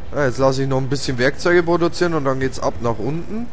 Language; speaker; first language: German; native; German